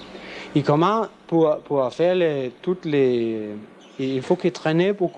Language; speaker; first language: French; non-native, learner; English